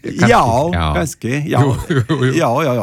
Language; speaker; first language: Icelandic; non-native, learner; Italian